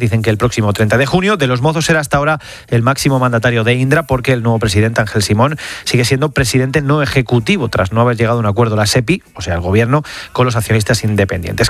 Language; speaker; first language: Spanish; native; Spanish